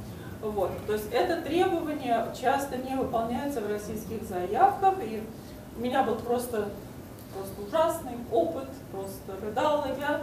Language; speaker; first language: Russian; native; Russian